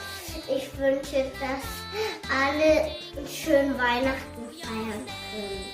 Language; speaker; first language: German; early bilingual, other home language; Korean